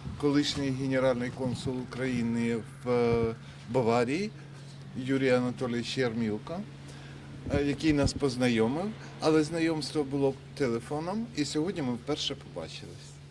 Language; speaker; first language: Ukrainian; native; Ukrainian